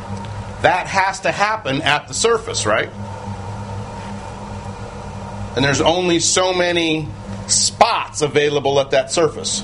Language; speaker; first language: English; native; English